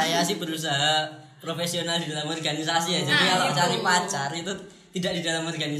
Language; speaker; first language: Indonesian; native; Indonesian